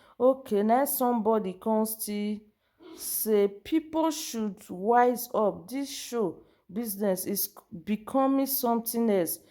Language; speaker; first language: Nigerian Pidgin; native; Nigerian Pidgin